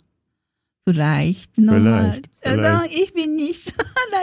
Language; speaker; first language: German; non-native, learner; Japanese